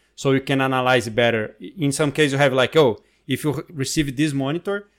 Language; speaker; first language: English; non-native, fluent; Portuguese